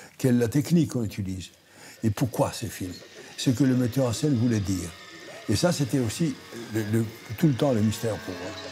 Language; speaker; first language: French; non-native, fluent; Greek